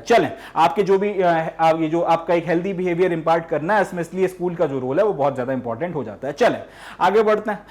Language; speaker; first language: Hindi; native; Hindi